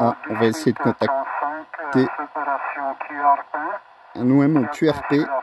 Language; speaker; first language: French; native; French